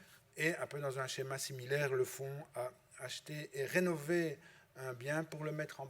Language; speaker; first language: French; native; French